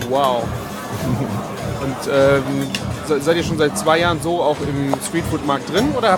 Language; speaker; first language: German; native; German